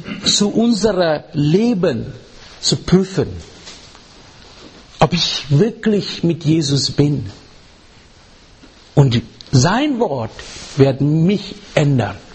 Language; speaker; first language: German; non-native, fluent; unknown